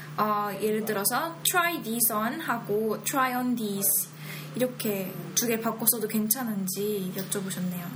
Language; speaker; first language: Korean; native; Korean